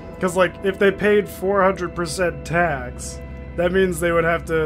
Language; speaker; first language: English; native; English